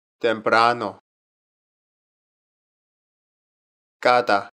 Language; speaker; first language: Spanish; non-native, learner; Korean